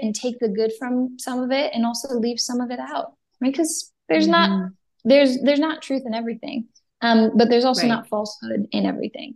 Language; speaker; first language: English; native; English